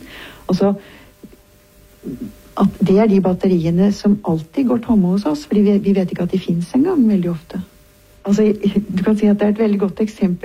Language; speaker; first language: Norwegian; native; Norwegian